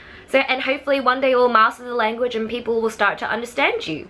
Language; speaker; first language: English; early bilingual, other home language; Chinese